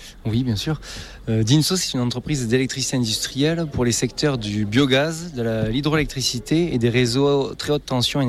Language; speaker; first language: French; native; French